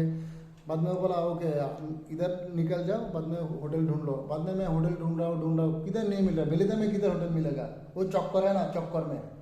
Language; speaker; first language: Hindi; non-native, learner; Bangla